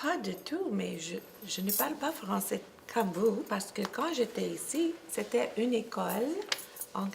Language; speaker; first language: French; non-native, local second language; English